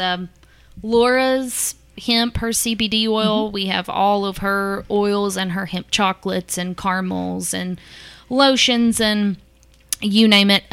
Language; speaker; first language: English; native; English